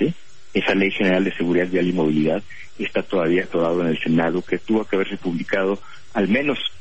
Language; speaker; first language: Spanish; native; Spanish